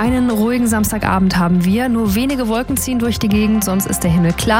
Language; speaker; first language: German; native; German